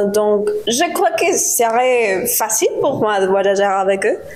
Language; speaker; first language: French; non-native, learner; Spanish